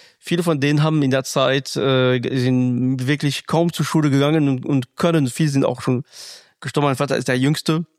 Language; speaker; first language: German; non-native, fluent; French